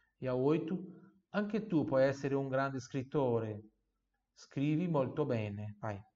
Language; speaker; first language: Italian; non-native, fluent; Portuguese